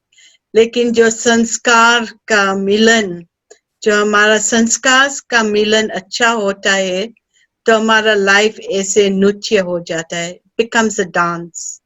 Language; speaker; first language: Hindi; early bilingual, heritage; Hindi